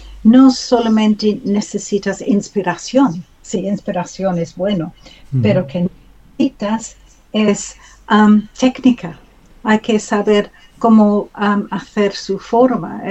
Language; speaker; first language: Spanish; non-native, learner; English